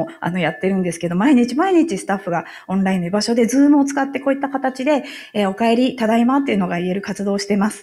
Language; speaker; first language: Japanese; native; Japanese